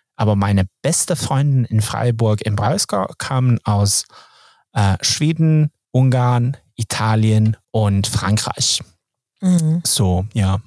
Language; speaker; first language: German; non-native, fluent; Swedish